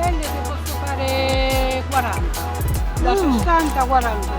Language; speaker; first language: Italian; native; Italian